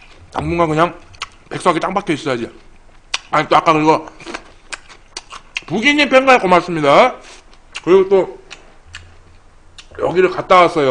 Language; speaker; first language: Korean; native; Korean